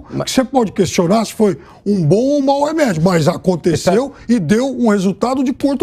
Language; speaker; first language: Portuguese; native; Portuguese